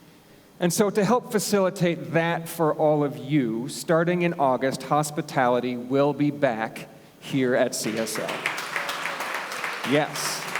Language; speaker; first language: English; native; English